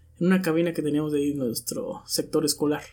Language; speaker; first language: Spanish; native; Spanish